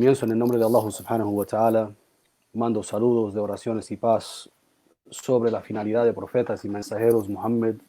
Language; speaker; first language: Spanish; early bilingual, heritage; Spanish